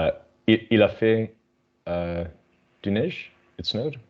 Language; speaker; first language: French; non-native, learner; English